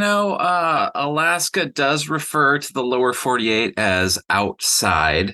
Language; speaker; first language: English; native; English